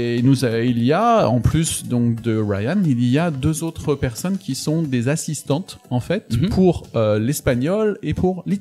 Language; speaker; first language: French; native; French